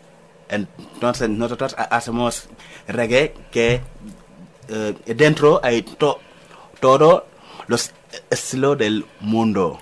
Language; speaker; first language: Spanish; non-native, learner; Wolof